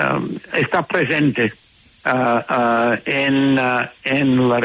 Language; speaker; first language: Spanish; non-native, fluent; English